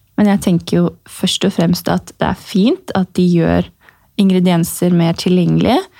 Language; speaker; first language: Norwegian; native; Norwegian